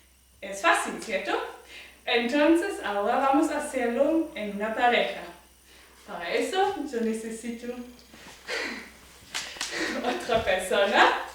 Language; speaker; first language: Spanish; non-native, fluent; German